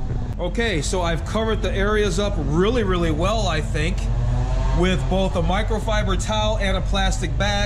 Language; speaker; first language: English; native; English